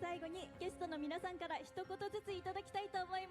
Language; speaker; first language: Japanese; native; Japanese